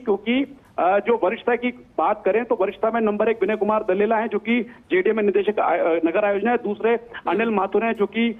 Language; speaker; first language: Hindi; native; Hindi